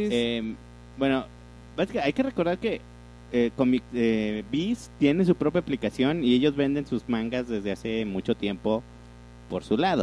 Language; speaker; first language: Spanish; native; Spanish